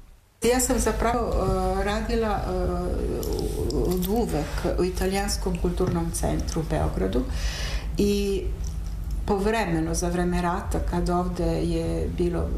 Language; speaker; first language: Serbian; non-native, fluent; Italian